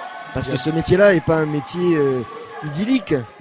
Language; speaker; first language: French; native; French